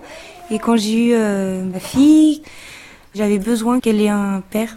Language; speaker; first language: French; native; French